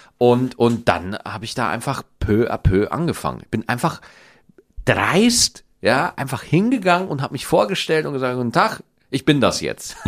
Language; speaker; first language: German; native; German